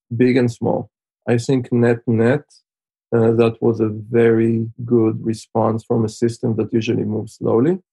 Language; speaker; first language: English; non-native, fluent; Hebrew